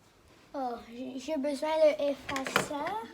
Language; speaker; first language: French; non-native, learner; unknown